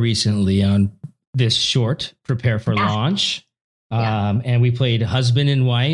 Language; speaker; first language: English; native; English